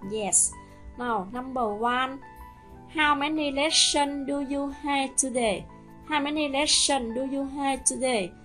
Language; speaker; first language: English; non-native, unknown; Vietnamese